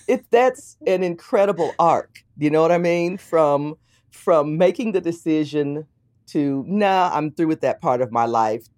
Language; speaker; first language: English; native; English